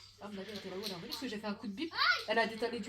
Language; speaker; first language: French; native; French